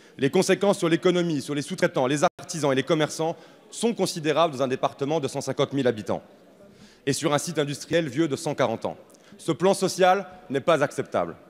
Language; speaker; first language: French; native; French